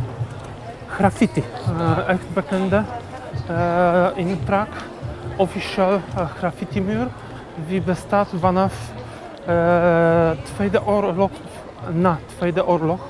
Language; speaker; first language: Dutch; non-native, learner; Polish